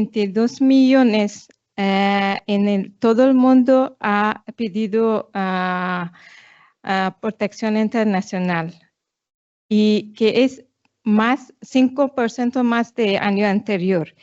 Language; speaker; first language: Spanish; non-native, fluent; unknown